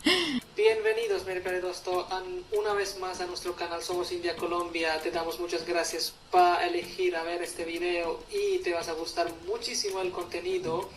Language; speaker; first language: Spanish; non-native, fluent; Hindi